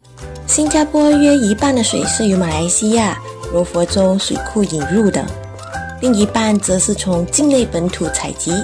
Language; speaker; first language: Chinese; native; Chinese